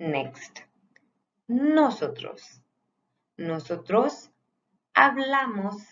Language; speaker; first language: Spanish; non-native, fluent; Hindi